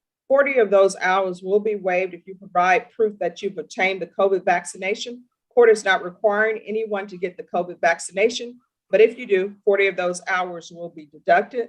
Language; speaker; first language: English; native; English